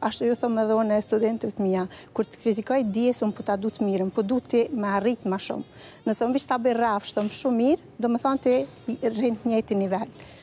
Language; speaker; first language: Albanian; early bilingual, heritage; Albanian